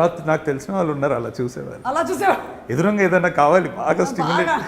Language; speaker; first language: Telugu; native; Telugu